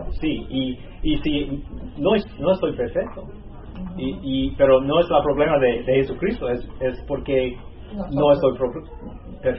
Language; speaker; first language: Spanish; non-native, learner; English